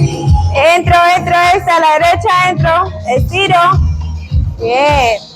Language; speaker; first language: Spanish; native; Spanish